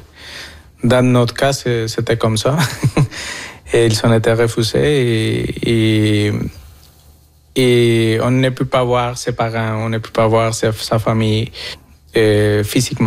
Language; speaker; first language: French; non-native, fluent; Spanish